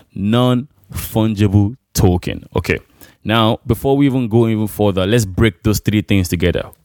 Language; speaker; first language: English; non-native, local second language; Igbo